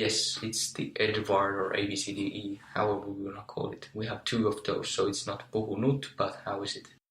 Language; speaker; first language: English; non-native, fluent; Finnish